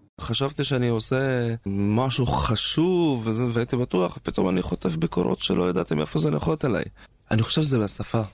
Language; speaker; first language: Hebrew; non-native, local second language; Arabic